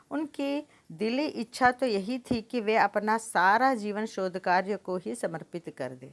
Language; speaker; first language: Hindi; non-native, local second language; Telugu